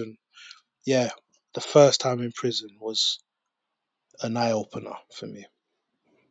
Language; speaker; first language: English; native; English